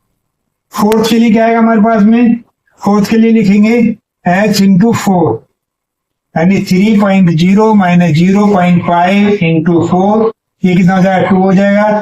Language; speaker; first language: Hindi; native; Hindi